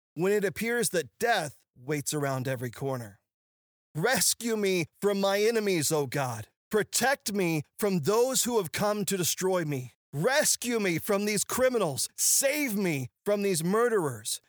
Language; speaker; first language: English; native; English